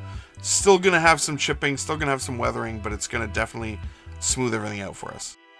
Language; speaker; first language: English; native; English